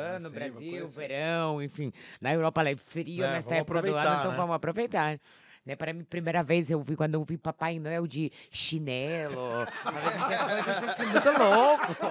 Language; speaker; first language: Portuguese; non-native, fluent; Polish